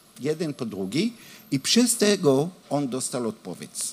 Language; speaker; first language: Polish; non-native, learner; Hebrew